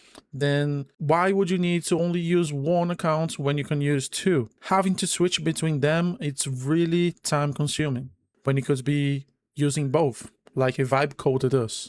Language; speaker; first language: English; non-native, fluent; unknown